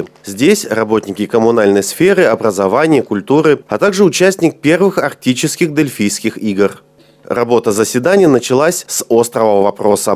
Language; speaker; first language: Russian; native; Russian